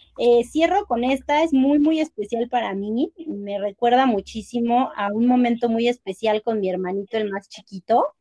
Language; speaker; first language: Spanish; native; Spanish